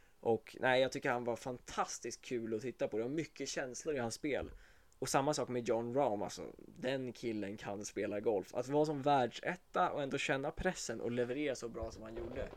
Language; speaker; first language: Swedish; native; Swedish